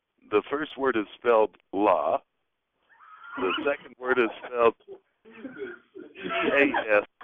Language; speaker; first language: English; native; English